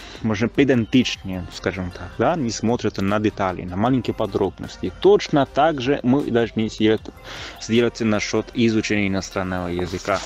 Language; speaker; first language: Russian; non-native, fluent; Italian